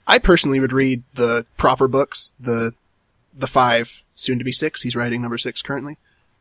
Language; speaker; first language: English; native; English